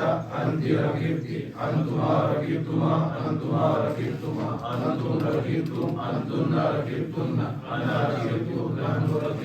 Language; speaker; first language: Arabic; non-native, learner; Urdu